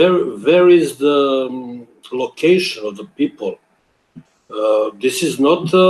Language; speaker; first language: English; non-native, learner; Serbian